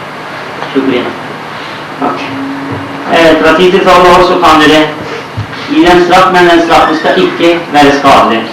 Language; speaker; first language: Norwegian; non-native, fluent; Urdu